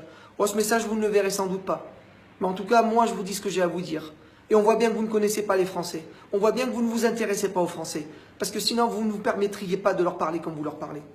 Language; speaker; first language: French; native; French